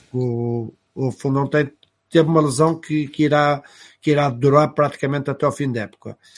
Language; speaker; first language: Portuguese; native; Portuguese